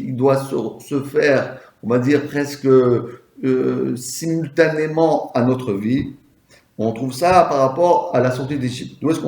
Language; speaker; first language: French; native; French